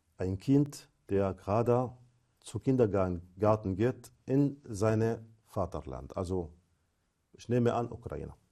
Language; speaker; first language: German; non-native, fluent; Arabic